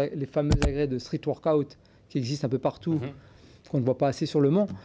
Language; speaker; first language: French; native; French